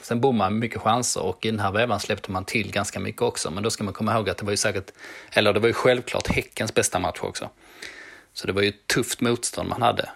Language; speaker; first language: Swedish; native; Swedish